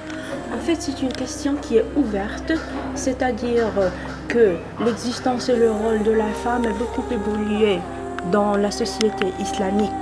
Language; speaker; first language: French; non-native, local second language; Arabic